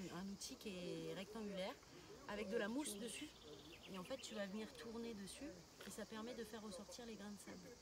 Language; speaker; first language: French; native; French